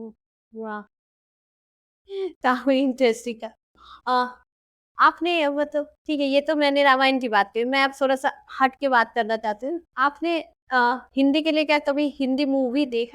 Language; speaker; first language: Hindi; native; Hindi